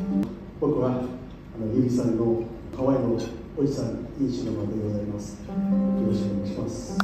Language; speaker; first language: Japanese; non-native, learner; English